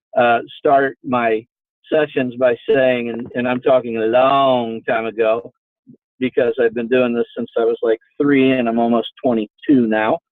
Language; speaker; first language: English; native; English